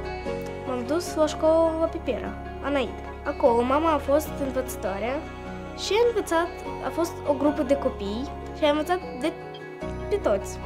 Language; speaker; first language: Romanian; early bilingual, other home language; Russian